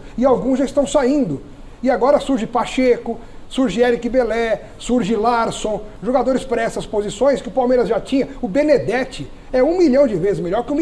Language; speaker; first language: Portuguese; native; Portuguese